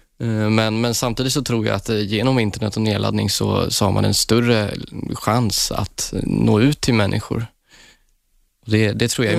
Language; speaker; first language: Swedish; native; Swedish